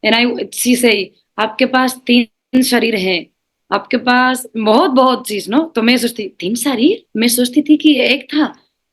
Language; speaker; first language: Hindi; non-native, learner; Spanish